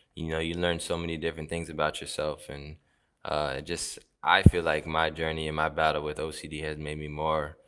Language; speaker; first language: English; native; English